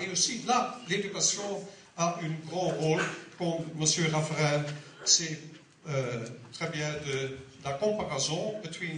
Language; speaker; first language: French; non-native, learner; Dutch